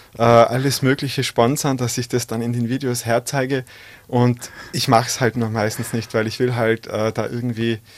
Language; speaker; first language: German; native; German